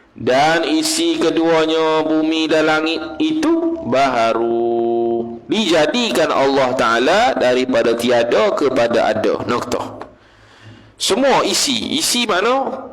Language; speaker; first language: Malay; native; Malay